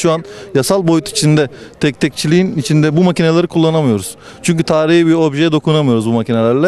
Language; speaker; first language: Turkish; native; Turkish